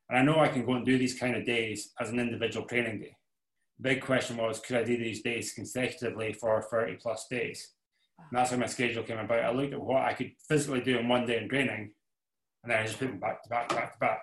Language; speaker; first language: English; native; English